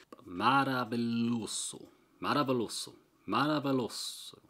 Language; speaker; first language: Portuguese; non-native, learner; English